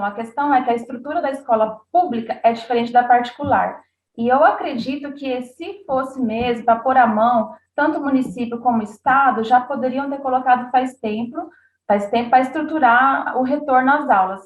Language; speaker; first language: Portuguese; native; Portuguese